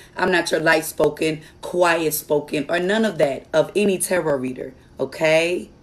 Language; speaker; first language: English; native; English